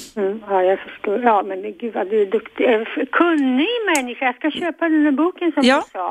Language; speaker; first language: Swedish; non-native, fluent; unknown